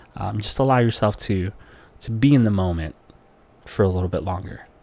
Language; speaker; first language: English; non-native, local second language; Filipino